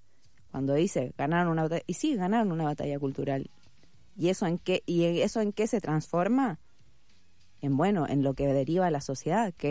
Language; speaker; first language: Spanish; native; Spanish